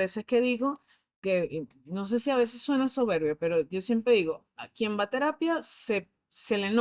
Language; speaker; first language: Spanish; native; Spanish